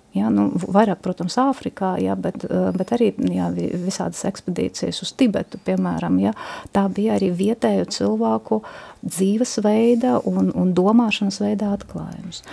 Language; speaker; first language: Latvian; non-native, local second language; Russian